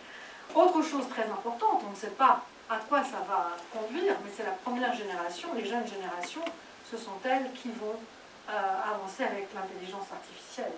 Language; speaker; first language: French; native; French